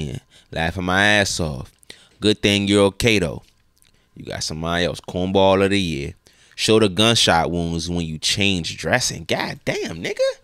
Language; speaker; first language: English; native; English